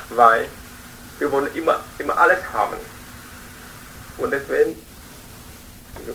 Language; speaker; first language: German; non-native, learner; Vietnamese